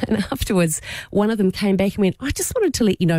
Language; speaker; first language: English; native; English